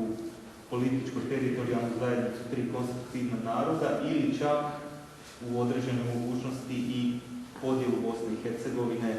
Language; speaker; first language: Croatian; native; Croatian